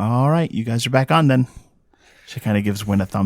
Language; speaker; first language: English; native; English